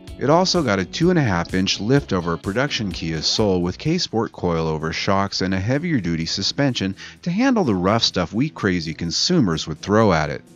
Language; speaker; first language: English; native; English